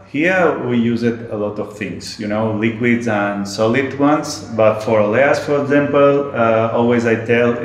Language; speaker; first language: English; non-native, learner; Spanish